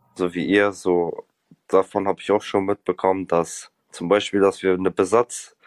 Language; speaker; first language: German; native; German